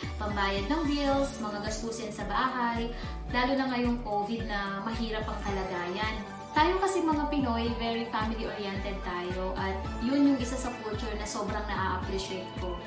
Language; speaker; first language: Filipino; non-native, local second language; Bikol